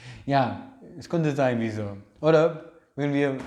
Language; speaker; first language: German; non-native, learner; English